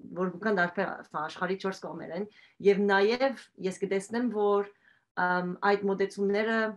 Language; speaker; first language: Armenian; early bilingual, heritage; Armenian